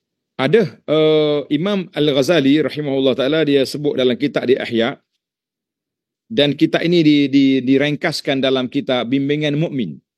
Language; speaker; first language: Malay; native; Malay